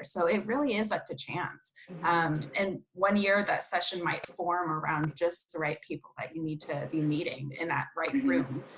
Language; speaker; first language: English; native; English